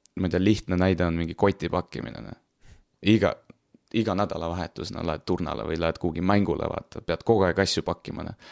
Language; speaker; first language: Estonian; non-native, local second language; Russian